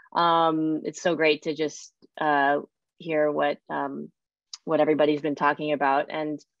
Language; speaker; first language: English; native; English